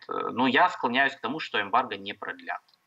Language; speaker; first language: Russian; native; Russian